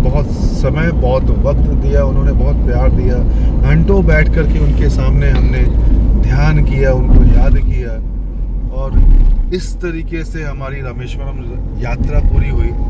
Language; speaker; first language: Hindi; native; Hindi